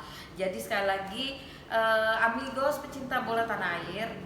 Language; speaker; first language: Indonesian; native; Indonesian